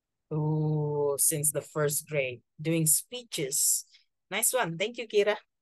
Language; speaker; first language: English; non-native, fluent; Indonesian